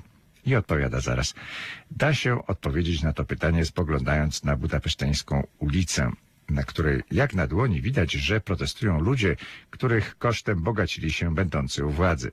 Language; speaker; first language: Polish; native; Polish